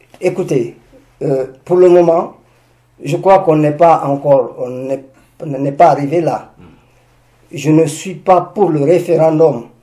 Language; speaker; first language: French; non-native, local second language; Susu